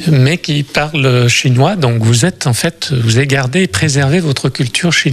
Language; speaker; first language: French; native; French